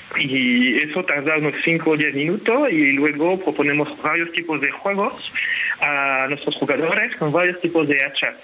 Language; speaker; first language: Spanish; non-native, fluent; French